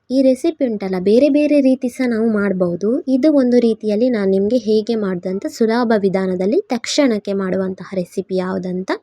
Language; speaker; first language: Kannada; non-native, local second language; Tulu